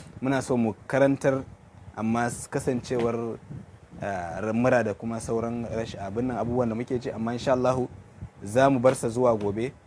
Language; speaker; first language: Hausa; non-native, local second language; Kanuri